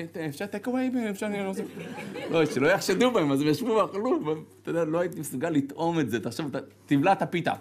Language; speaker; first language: Hebrew; native; Hebrew